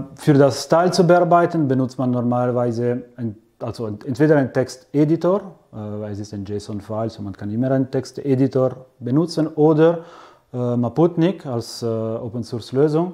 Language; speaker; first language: German; non-native, fluent; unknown